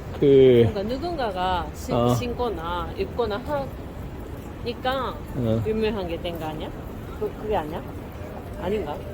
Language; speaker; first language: Korean; non-native, fluent; Japanese